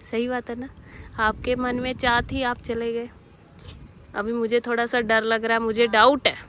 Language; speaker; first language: Hindi; non-native, local second language; Punjabi